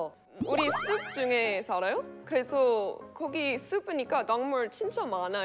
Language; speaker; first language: Korean; non-native, fluent; English